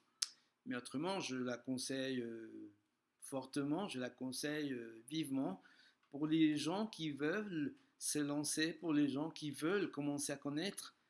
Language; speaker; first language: French; non-native, fluent; Spanish